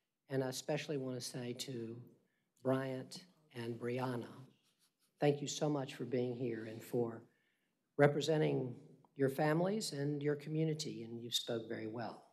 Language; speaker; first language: English; native; English